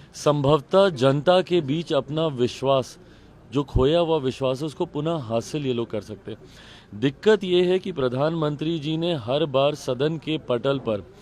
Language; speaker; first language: Hindi; native; Hindi